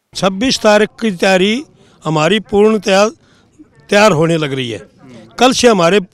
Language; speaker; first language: Hindi; native; Hindi